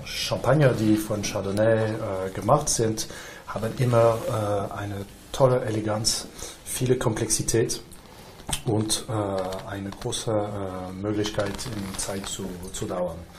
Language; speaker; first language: German; non-native, fluent; French